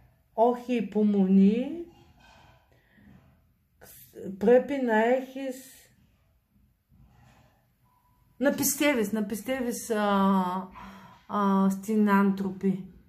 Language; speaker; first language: Greek; non-native, learner; Bulgarian